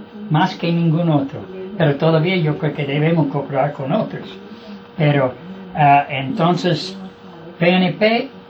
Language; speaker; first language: Spanish; non-native, fluent; English